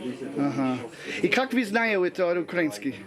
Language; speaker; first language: Russian; non-native, learner; English